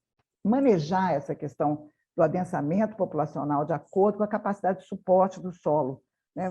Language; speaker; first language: Portuguese; native; Portuguese